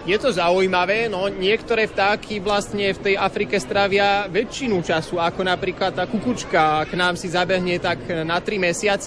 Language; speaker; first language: Slovak; native; Slovak